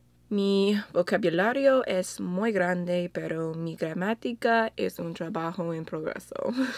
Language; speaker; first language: Spanish; non-native, learner; English